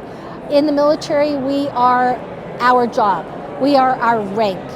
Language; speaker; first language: English; native; English